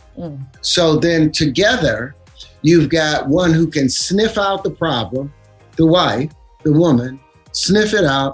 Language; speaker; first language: English; native; English